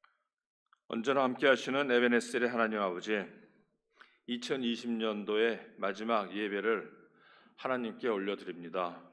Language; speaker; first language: Korean; native; Korean